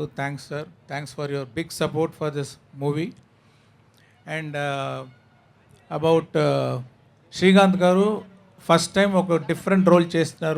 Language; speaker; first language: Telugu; non-native, learner; Tamil